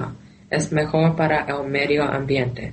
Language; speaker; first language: Spanish; non-native, learner; Thai